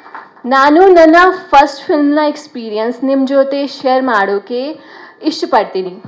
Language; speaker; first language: Kannada; non-native, learner; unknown